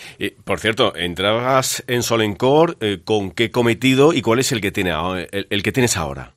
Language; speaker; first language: Spanish; native; Spanish